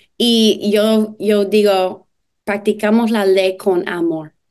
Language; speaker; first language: Spanish; non-native, learner; English